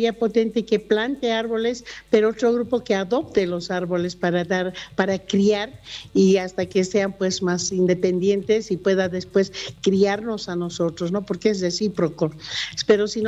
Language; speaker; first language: Spanish; native; Spanish